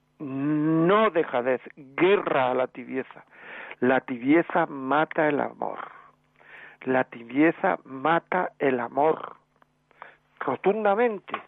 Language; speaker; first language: Spanish; native; Spanish